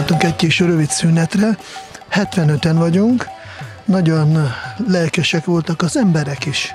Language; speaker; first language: Hungarian; non-native, fluent; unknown